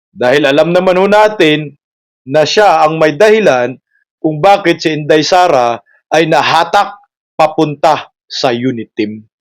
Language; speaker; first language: Filipino; non-native, local second language; Cebuano